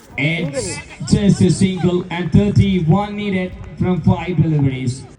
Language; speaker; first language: English; non-native, local second language; Malayalam